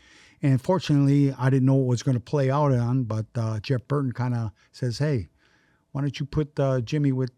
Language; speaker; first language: English; native; English